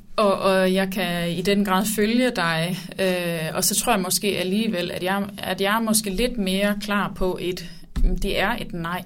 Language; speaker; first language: Danish; native; Danish